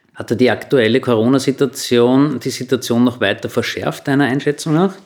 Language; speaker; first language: German; native; German